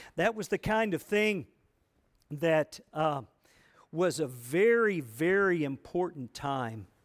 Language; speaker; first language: English; native; English